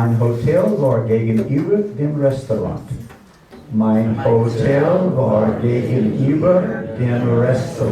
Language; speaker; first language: German; non-native, learner; English